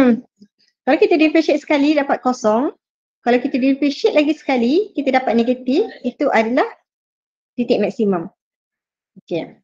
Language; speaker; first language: Malay; native; Malay